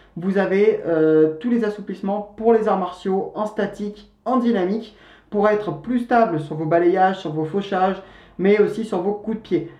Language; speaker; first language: French; native; French